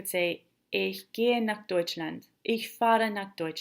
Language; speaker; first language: German; non-native, fluent; English